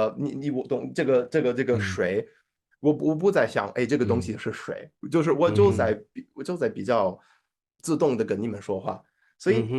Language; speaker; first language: Chinese; non-native, fluent; English